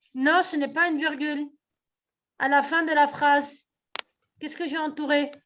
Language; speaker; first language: French; native; French